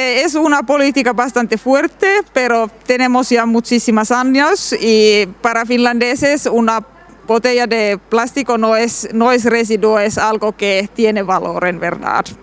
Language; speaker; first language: Spanish; non-native, learner; Finnish